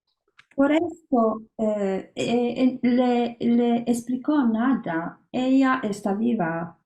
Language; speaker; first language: Spanish; non-native, learner; Italian